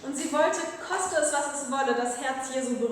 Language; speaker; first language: German; native; German